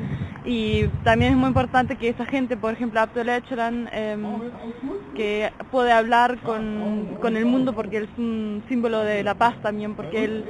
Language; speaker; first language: Spanish; non-native, learner; German